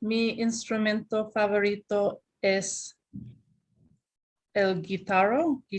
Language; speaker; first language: Spanish; non-native, learner; English